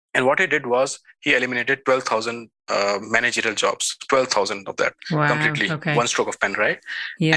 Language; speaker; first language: English; non-native, local second language; Hindi